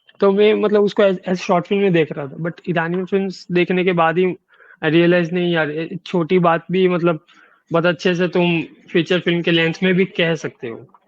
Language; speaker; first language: Hindi; non-native, local second language; Gujarati